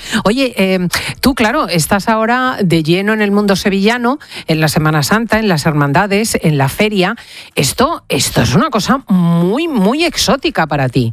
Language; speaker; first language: Spanish; native; Spanish